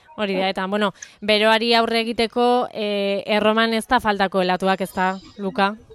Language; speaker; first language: Basque; native; Basque